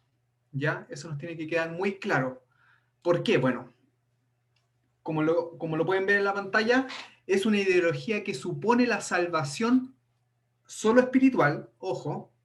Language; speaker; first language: Spanish; native; Spanish